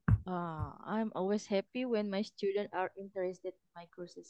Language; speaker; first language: English; non-native, learner; Indonesian